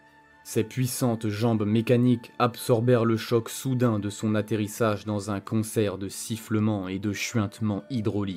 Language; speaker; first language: French; native; French